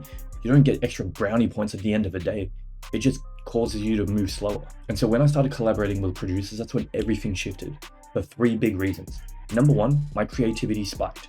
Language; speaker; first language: English; native; English